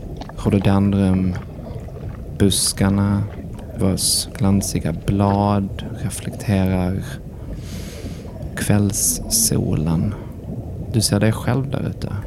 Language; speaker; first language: Swedish; native; Swedish